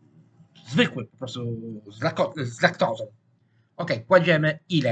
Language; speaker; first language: Polish; non-native, fluent; Italian